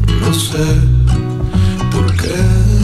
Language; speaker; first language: Spanish; non-native, learner; English